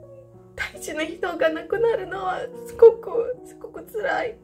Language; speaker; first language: Japanese; non-native, fluent; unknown